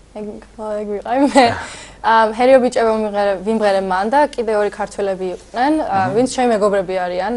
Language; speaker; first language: Georgian; early bilingual, heritage; Georgian